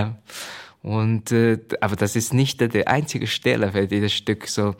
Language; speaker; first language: German; non-native, learner; Chinese